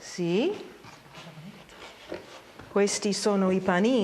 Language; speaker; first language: Italian; non-native, learner; English